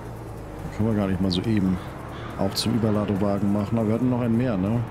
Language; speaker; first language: German; native; German